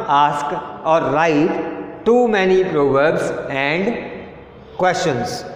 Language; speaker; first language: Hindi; non-native, local second language; Gujarati